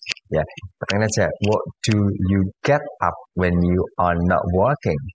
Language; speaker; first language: English; non-native, fluent; Indonesian